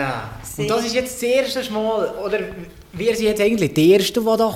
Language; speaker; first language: German; native; German